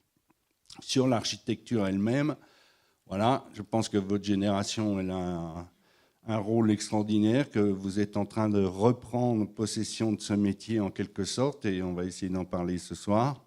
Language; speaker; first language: French; native; French